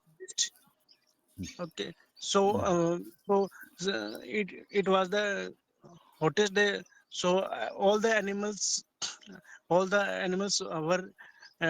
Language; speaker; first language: English; non-native, learner; Hindi